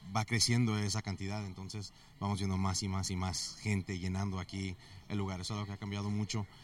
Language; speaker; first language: Spanish; early bilingual, heritage; Spanish